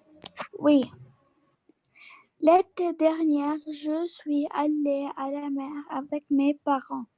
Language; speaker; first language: French; non-native, learner; Arabic